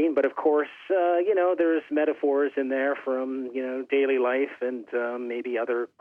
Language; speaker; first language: English; native; English